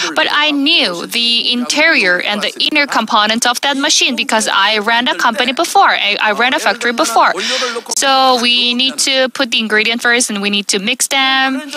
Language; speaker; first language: English; non-native, fluent; Korean